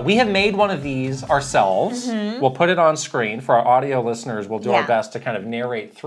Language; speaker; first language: English; native; English